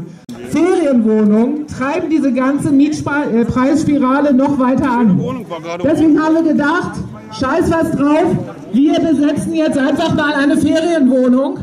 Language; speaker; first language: German; native; German